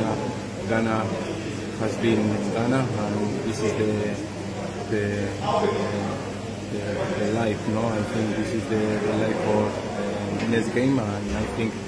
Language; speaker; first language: English; non-native, learner; Spanish